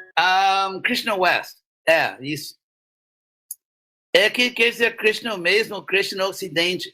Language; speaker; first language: Portuguese; non-native, fluent; English